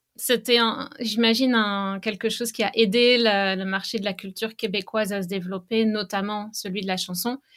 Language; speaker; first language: French; native; French